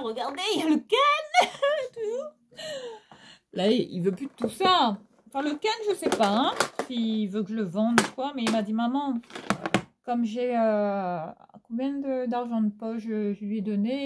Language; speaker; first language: French; native; French